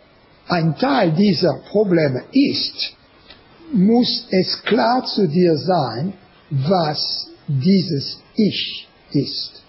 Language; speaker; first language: German; non-native, learner; French